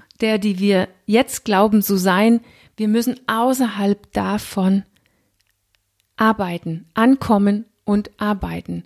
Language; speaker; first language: German; non-native, fluent; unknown